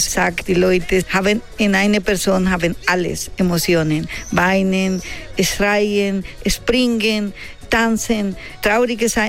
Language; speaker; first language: German; non-native, fluent; Spanish